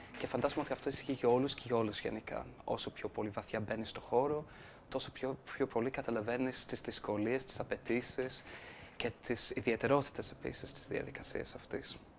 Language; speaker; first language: Greek; non-native, fluent; English